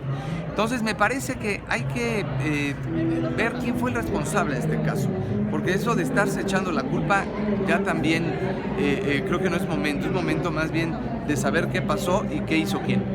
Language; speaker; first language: Spanish; native; Spanish